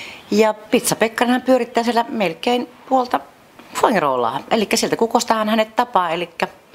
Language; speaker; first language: Finnish; native; Finnish